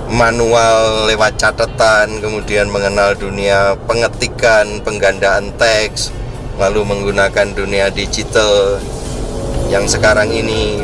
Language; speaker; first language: Indonesian; native; Indonesian